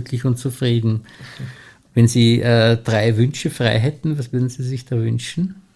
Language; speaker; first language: German; native; German